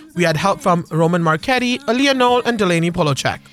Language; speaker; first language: English; non-native, local second language; Hindi